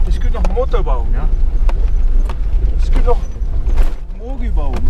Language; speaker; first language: German; non-native, fluent; Mongolian